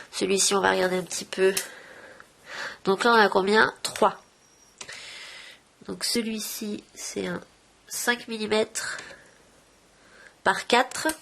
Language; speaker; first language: French; native; French